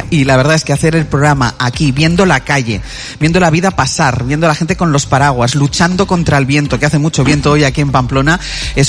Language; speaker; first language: Spanish; native; Spanish